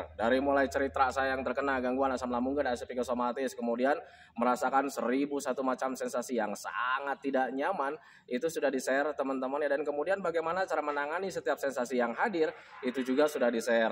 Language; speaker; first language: Indonesian; native; Indonesian